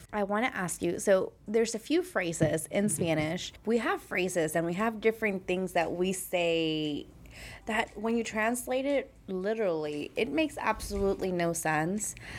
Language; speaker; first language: English; early bilingual, other home language; Spanish